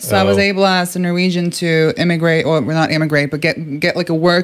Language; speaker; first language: English; non-native, fluent; Norwegian